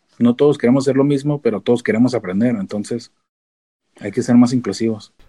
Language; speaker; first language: Spanish; native; Spanish